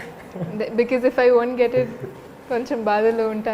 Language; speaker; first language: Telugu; non-native, learner; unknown